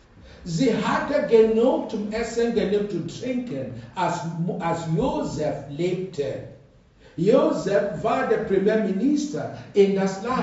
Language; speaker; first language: German; non-native, fluent; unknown